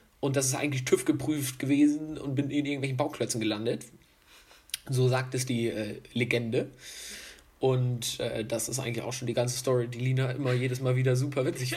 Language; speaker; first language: German; native; German